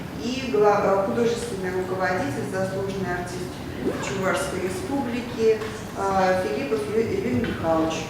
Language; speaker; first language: Russian; native; Russian